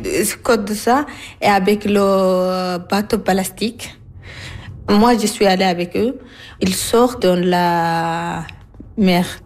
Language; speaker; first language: French; non-native, learner; Arabic